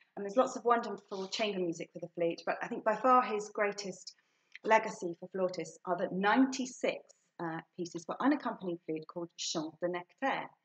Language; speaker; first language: English; native; English